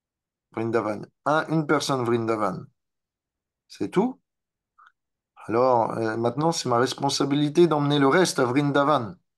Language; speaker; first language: French; native; French